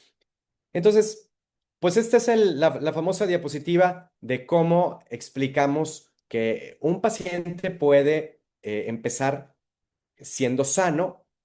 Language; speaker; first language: Spanish; native; Spanish